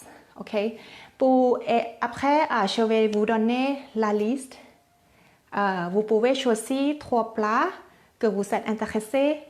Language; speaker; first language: French; non-native, learner; Thai